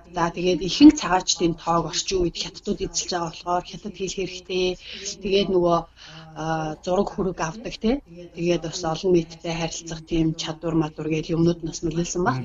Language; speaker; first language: Mongolian; native; Mongolian